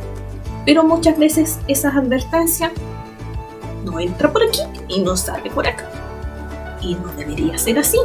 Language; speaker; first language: Spanish; native; Spanish